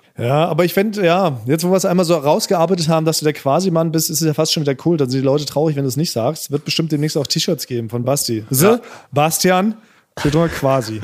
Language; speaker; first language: German; native; German